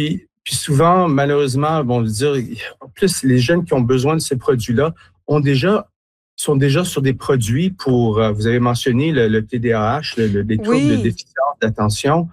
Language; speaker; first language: French; native; French